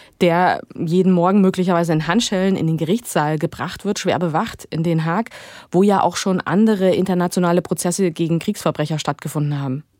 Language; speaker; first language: German; native; German